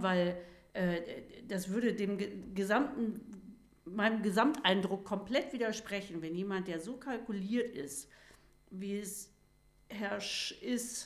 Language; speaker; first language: German; native; German